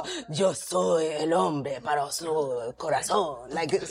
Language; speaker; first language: Spanish; non-native, learner; English